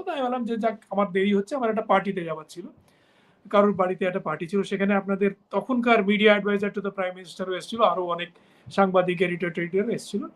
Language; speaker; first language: Bangla; native; Bangla